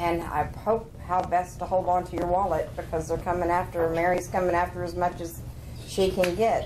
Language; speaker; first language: English; native; English